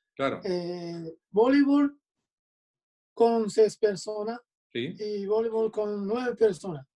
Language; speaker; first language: Spanish; non-native, fluent; Japanese